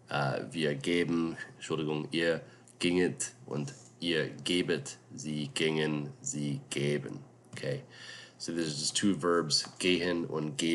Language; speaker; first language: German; non-native, fluent; English